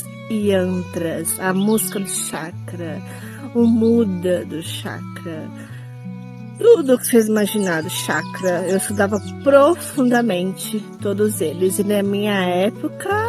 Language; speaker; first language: Portuguese; native; Portuguese